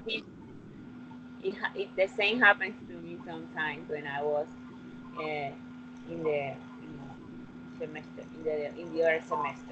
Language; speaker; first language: English; non-native, fluent; Spanish